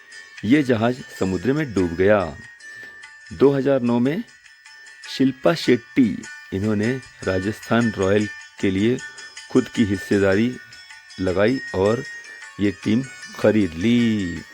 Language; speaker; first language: Hindi; non-native, local second language; Marathi